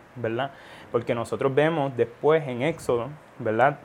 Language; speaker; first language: Spanish; early bilingual, heritage; Spanish